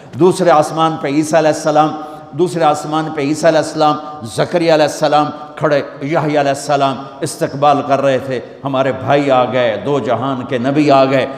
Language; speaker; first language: Urdu; non-native, local second language; Punjabi